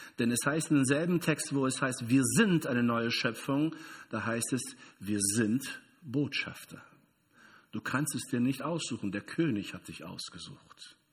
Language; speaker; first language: German; non-native, fluent; Portuguese